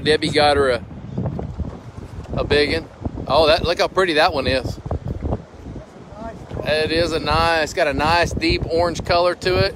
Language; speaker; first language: English; native; English